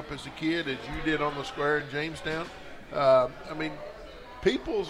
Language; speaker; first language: English; native; English